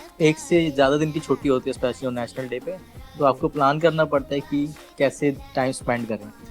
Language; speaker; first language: Hindi; native; Hindi